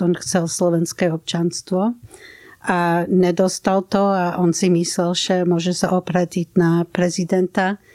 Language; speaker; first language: Slovak; non-native, fluent; English